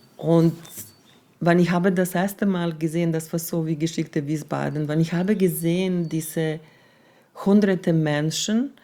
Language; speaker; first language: German; non-native, fluent; Serbian